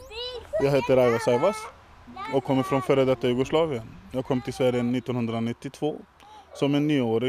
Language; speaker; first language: Swedish; early bilingual, other home language; Romany